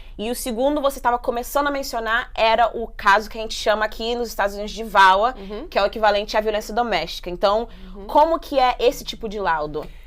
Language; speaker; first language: Portuguese; native; Portuguese